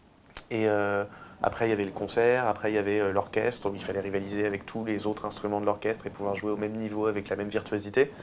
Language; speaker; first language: French; native; French